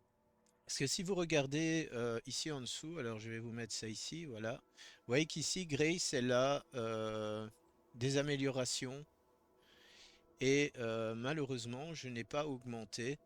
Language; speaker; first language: French; native; French